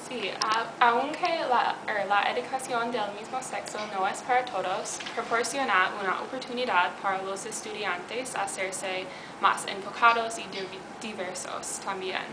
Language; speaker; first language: Spanish; non-native, learner; English